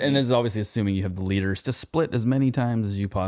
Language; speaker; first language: English; native; English